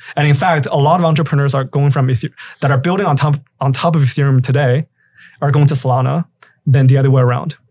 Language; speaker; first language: English; native; English